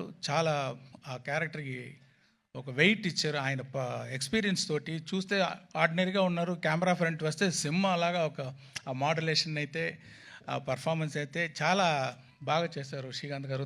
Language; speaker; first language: Telugu; non-native, fluent; Tamil